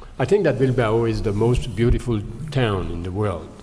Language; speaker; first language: English; non-native, local second language; French